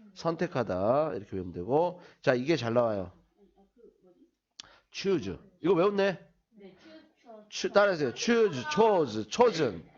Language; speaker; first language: Korean; native; Korean